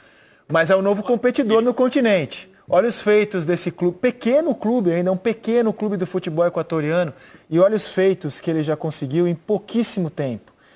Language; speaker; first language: Portuguese; native; Portuguese